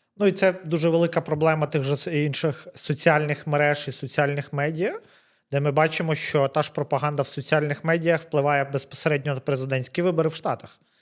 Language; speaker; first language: Ukrainian; native; Ukrainian